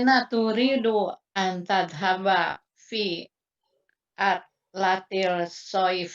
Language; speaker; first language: Arabic; non-native, learner; Indonesian